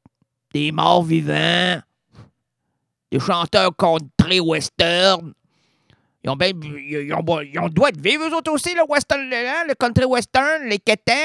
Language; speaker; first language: French; native; French